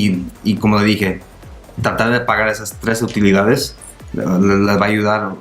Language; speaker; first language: Spanish; non-native, local second language; English